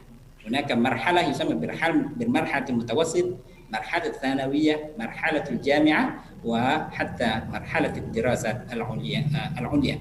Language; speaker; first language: Arabic; non-native, fluent; Indonesian